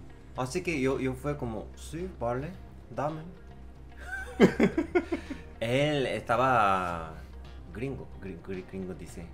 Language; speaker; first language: Spanish; non-native, learner; Korean